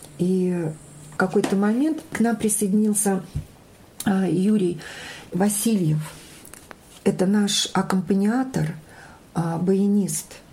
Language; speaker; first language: Russian; native; Russian